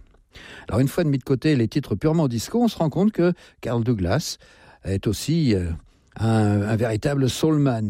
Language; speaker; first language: French; native; French